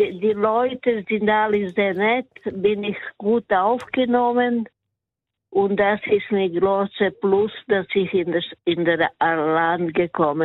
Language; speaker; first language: German; non-native, fluent; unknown